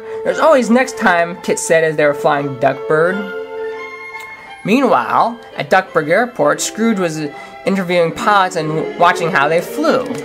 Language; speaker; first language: English; native; English